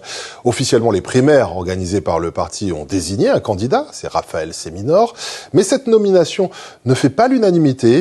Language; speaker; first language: French; native; French